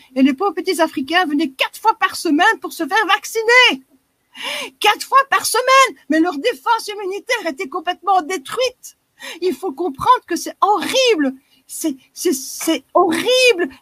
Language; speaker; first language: French; native; French